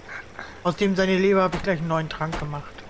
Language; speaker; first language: German; native; German